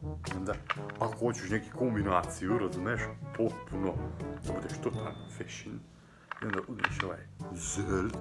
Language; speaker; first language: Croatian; non-native, local second language; Hungarian